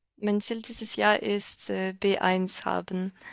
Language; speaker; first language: German; non-native, learner; Ukrainian